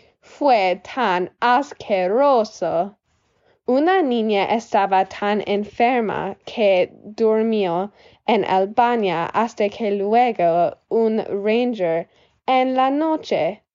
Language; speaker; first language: Spanish; non-native, learner; English